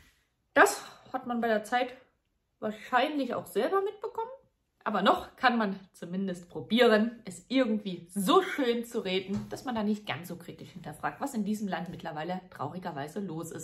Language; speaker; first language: German; native; German